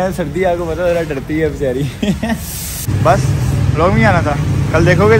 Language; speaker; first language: Urdu; non-native, local second language; Punjabi